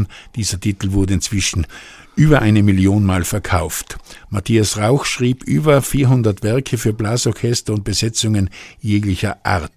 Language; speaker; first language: German; native; German